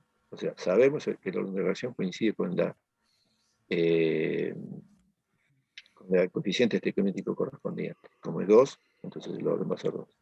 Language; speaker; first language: Spanish; native; Spanish